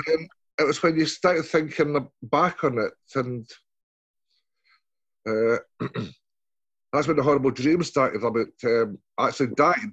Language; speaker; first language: English; native; English